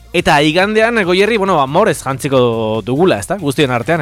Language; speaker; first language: Basque; native; Basque